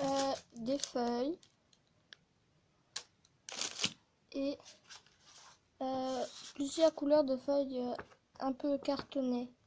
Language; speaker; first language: French; native; French